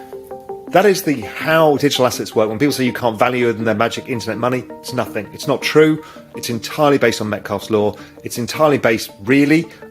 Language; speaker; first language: English; native; English